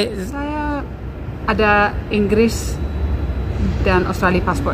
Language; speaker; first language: Indonesian; non-native, local second language; English